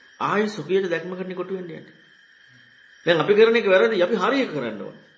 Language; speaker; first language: Sinhala; native; Sinhala